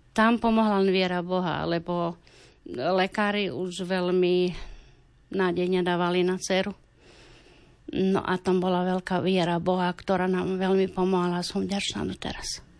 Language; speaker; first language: Slovak; native; Slovak